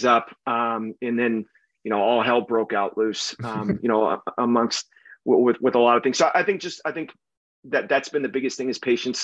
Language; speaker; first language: English; native; English